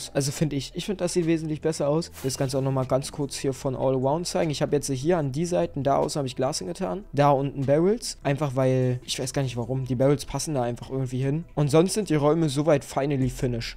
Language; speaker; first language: German; native; German